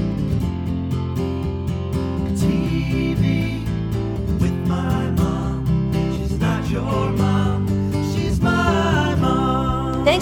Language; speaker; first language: English; native; English